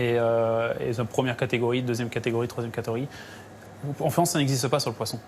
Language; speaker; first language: French; native; French